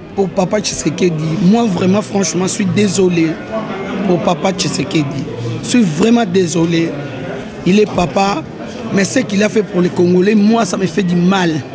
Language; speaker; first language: French; non-native, local second language; Lingala